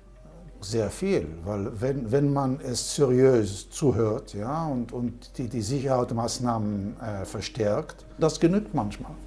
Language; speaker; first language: German; non-native, fluent; Hebrew